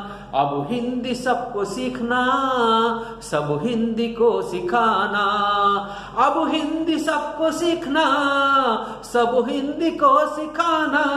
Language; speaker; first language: Hindi; non-native, local second language; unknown